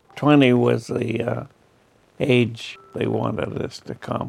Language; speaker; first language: English; native; English